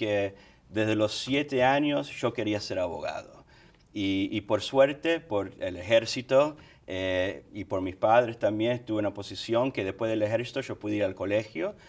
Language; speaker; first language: Spanish; early bilingual, other home language; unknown